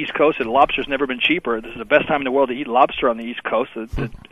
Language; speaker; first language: English; native; English